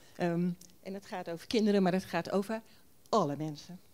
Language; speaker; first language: Dutch; native; Dutch